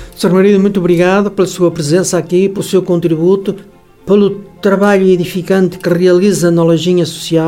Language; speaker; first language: Portuguese; native; Portuguese